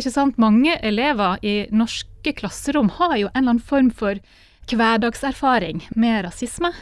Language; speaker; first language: Norwegian; native; Norwegian